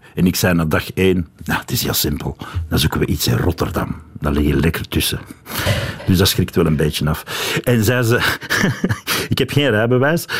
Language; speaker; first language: Dutch; native; Dutch